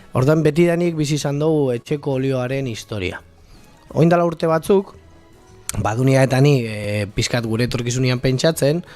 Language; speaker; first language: Basque; native; Basque